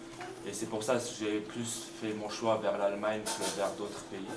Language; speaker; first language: French; non-native, local second language; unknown